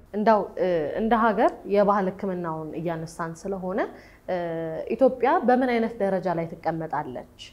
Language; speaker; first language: Amharic; native; Amharic